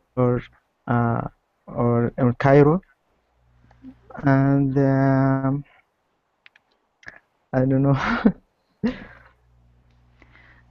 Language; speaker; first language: English; non-native, learner; Arabic